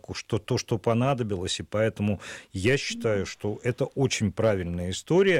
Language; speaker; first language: Russian; native; Russian